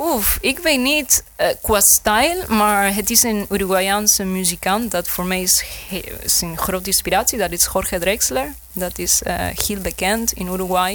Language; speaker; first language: Dutch; non-native, learner; Spanish